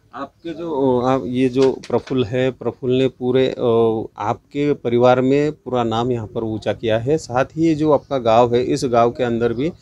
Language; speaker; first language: Hindi; non-native, local second language; Marathi